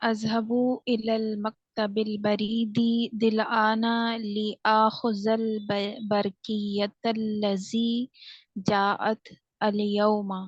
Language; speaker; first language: Arabic; non-native, learner; Urdu